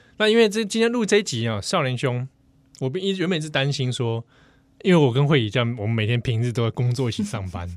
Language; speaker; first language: Chinese; native; Chinese